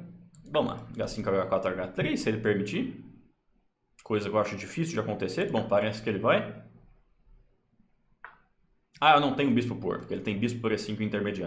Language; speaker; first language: Portuguese; native; Portuguese